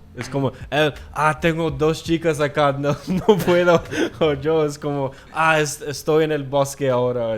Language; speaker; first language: Spanish; non-native, learner; English